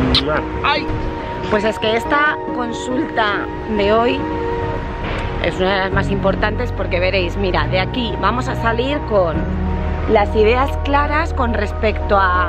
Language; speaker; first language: Spanish; native; Spanish